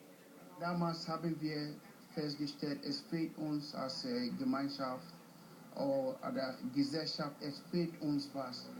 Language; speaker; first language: German; non-native, fluent; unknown